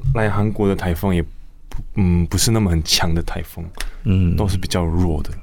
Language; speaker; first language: Chinese; non-native, fluent; Korean